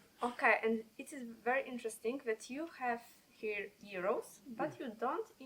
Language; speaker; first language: English; non-native, learner; Polish